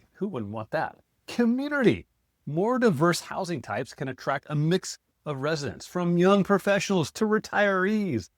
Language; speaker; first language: English; native; English